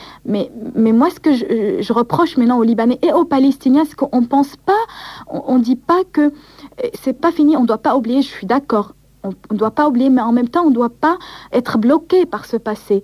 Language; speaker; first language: French; non-native, local second language; Arabic